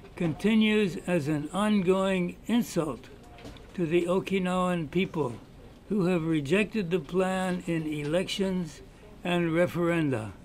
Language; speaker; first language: English; native; English